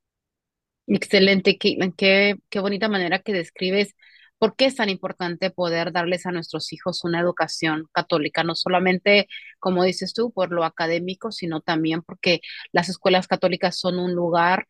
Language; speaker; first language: Spanish; native; Spanish